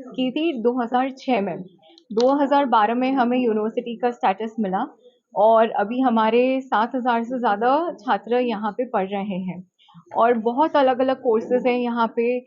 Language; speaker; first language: Hindi; native; Hindi